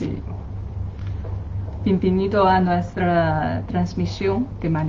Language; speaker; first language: Spanish; non-native, learner; Chinese